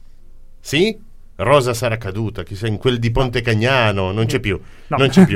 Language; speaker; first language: Italian; native; Italian